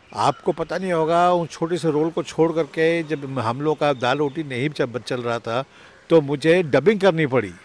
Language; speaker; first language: Hindi; native; Hindi